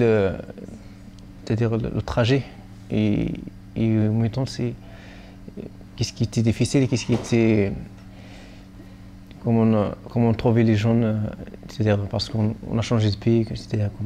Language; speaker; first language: French; non-native, fluent; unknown